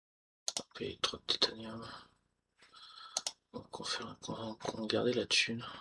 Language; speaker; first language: French; native; French